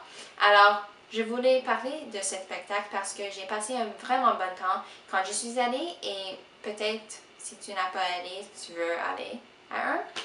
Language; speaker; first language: French; non-native, local second language; English